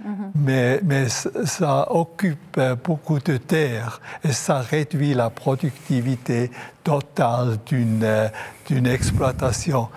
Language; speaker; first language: French; non-native, local second language; German